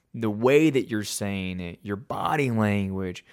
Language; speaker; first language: English; native; English